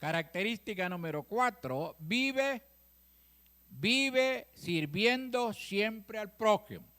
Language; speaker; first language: Spanish; native; Spanish